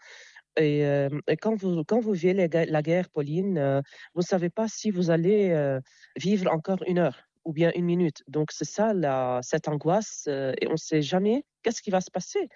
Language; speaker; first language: French; non-native, local second language; Arabic